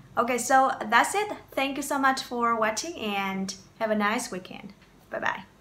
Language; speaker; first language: English; non-native, fluent; Vietnamese